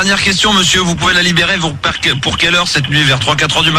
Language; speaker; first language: French; native; French